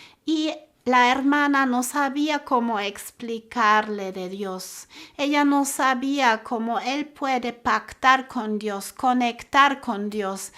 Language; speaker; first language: Spanish; non-native, fluent; German